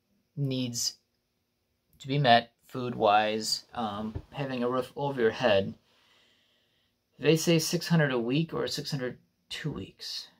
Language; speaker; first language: English; native; English